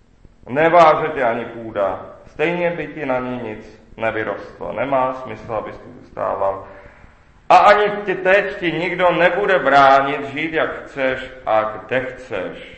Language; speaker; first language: Czech; native; Czech